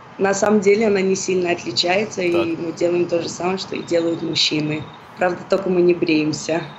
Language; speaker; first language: Russian; early bilingual, heritage; Russian